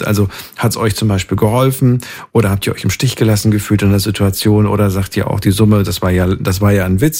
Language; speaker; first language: German; native; German